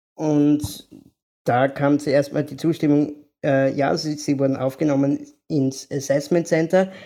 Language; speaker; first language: German; native; German